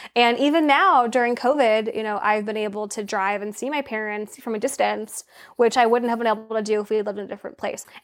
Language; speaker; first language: English; native; English